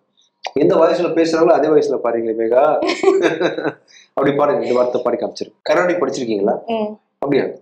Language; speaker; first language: Tamil; native; Tamil